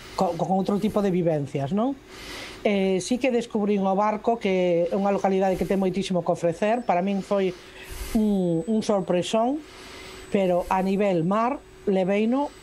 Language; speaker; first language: Galician; non-native, local second language; Spanish